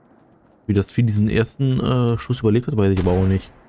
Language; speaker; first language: German; native; German